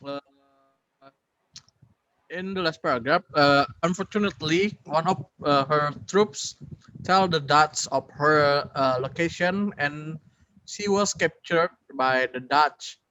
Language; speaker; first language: English; non-native, learner; Indonesian